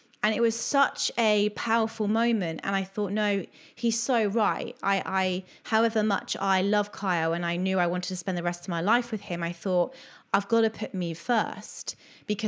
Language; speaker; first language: English; native; English